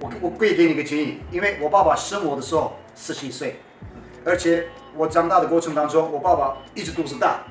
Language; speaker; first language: Chinese; non-native, fluent; Turkish